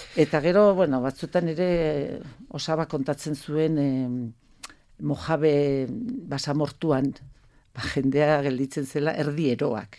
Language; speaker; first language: Basque; native; Basque